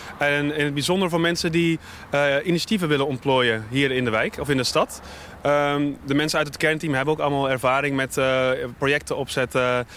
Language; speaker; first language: Dutch; native; Dutch